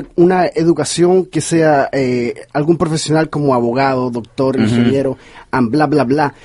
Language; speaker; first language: Spanish; native; Spanish